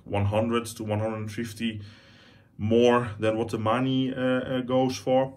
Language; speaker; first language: English; non-native, fluent; Dutch